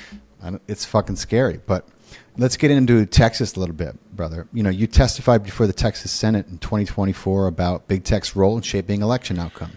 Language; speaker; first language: English; native; English